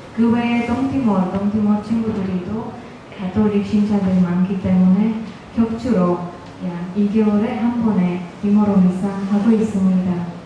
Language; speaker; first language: Korean; non-native, fluent; Romanian